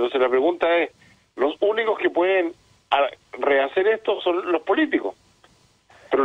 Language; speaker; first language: Spanish; native; Spanish